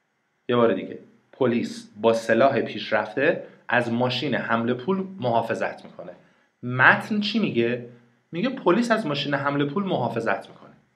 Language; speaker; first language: Persian; native; Persian